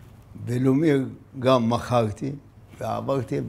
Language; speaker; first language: Hebrew; non-native, fluent; Arabic